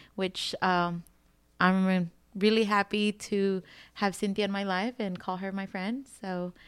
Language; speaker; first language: English; early bilingual, other home language; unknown